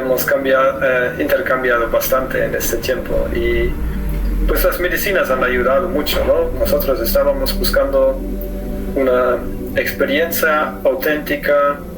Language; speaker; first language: Spanish; non-native, fluent; German